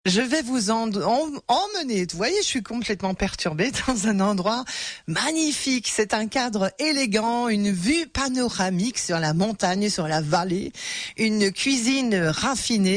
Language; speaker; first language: French; native; French